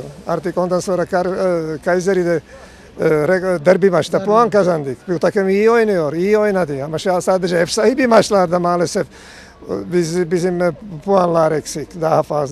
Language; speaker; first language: Turkish; non-native, learner; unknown